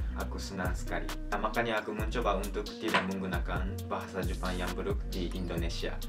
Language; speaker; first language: Indonesian; non-native, learner; Japanese